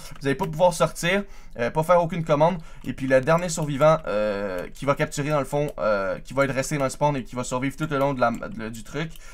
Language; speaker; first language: French; native; French